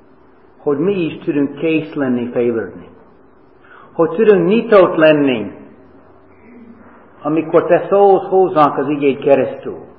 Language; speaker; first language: Hungarian; non-native, fluent; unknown